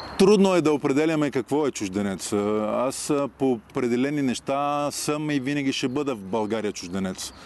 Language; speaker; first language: Bulgarian; non-native, fluent; Italian